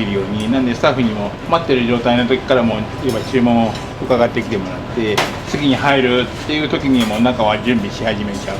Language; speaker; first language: Japanese; native; Japanese